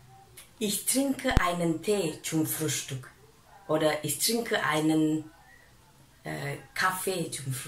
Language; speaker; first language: German; non-native, fluent; Indonesian